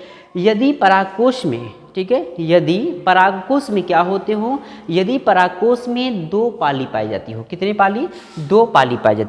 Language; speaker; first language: Hindi; native; Hindi